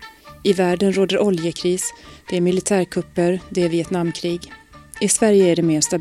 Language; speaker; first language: Swedish; native; Swedish